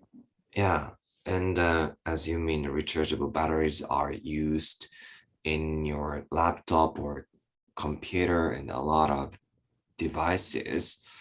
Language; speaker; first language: English; non-native, learner; Japanese